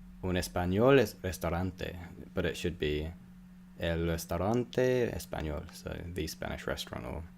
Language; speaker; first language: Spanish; non-native, learner; English